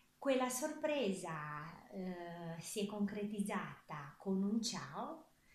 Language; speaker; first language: Italian; non-native, fluent; Romanian